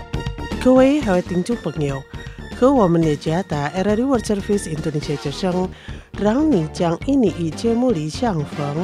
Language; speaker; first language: Chinese; non-native, fluent; Indonesian